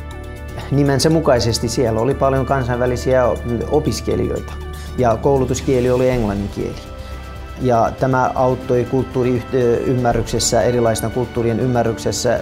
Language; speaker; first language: Finnish; non-native, fluent; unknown